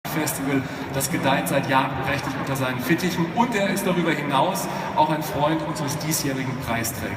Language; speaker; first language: German; native; German